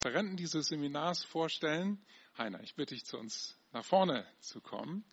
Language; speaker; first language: German; native; German